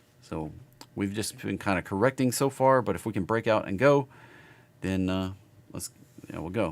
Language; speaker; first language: English; native; English